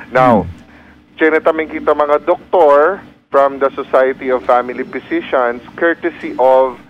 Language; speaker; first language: English; non-native, local second language; Chavacano